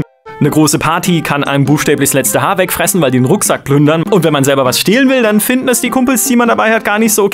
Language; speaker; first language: German; native; German